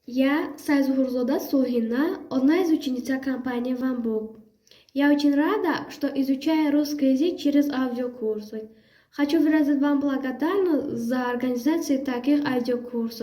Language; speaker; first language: Russian; non-native, learner; Tajik